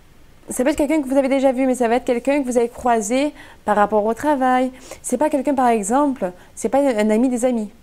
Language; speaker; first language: French; native; French